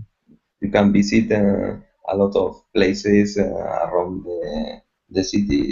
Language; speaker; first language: English; non-native, learner; Spanish